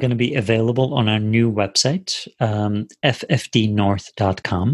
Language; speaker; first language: English; non-native, fluent; Turkish